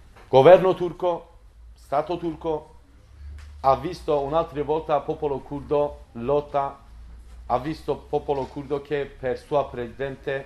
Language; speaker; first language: Italian; non-native, learner; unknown